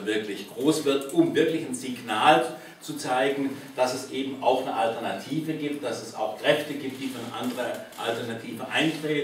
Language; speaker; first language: German; native; German